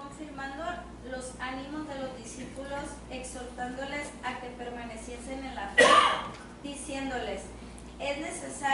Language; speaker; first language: Spanish; native; Spanish